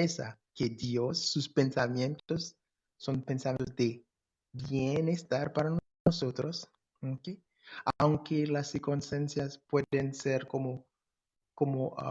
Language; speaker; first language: Spanish; non-native, fluent; English